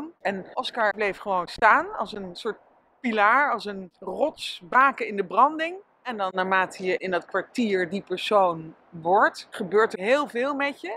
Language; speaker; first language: Dutch; native; Dutch